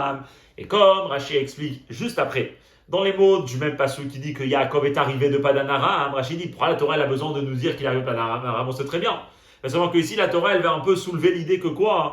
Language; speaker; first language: French; native; French